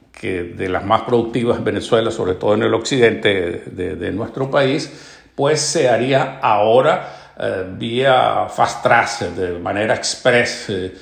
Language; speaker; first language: Spanish; native; Spanish